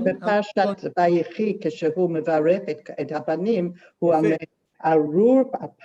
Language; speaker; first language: Hebrew; non-native, learner; English